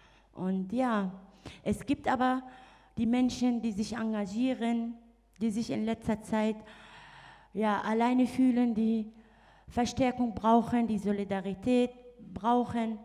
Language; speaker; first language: German; non-native, fluent; Arabic